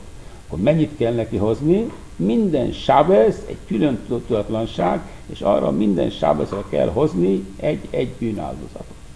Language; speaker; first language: Hungarian; non-native, fluent; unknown